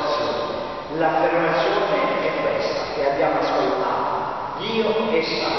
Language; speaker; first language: Italian; native; Italian